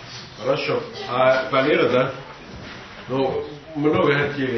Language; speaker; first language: Russian; non-native, fluent; English